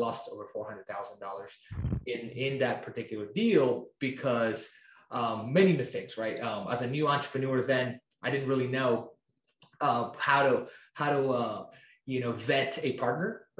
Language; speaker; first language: English; non-native, fluent; Spanish